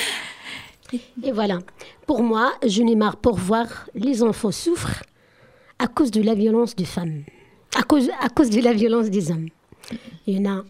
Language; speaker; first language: French; non-native, learner; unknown